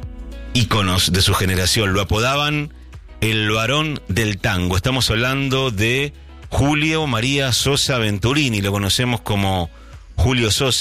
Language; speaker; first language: Spanish; native; Spanish